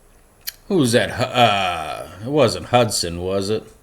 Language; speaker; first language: English; native; English